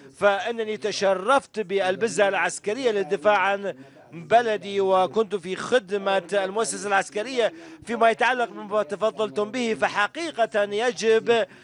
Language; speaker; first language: Arabic; non-native, fluent; Persian